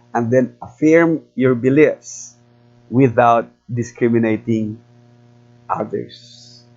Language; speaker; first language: English; non-native, local second language; Filipino